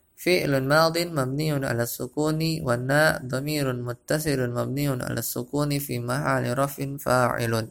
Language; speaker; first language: Arabic; non-native, fluent; Indonesian